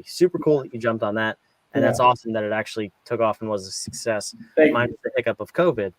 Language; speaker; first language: English; native; English